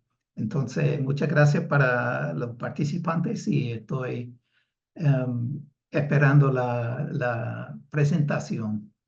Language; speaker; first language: Spanish; non-native, fluent; English